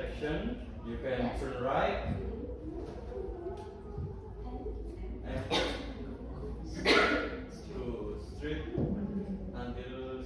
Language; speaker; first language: English; non-native, learner; Indonesian